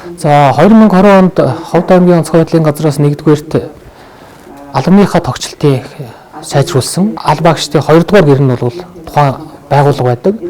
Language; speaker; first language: Mongolian; native; Mongolian